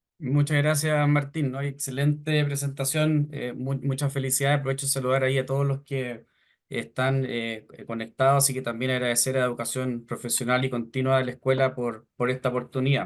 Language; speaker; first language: Spanish; native; Spanish